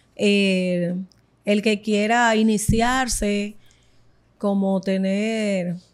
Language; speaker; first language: Spanish; native; Spanish